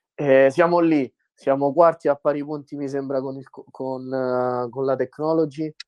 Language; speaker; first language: Italian; native; Italian